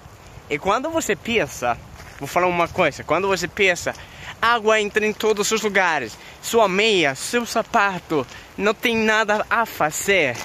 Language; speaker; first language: Portuguese; non-native, fluent; Swedish